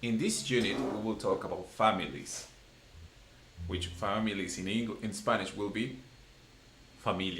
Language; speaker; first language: English; non-native, fluent; Spanish